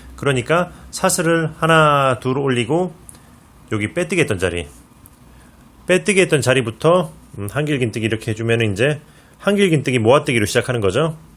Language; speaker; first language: Korean; native; Korean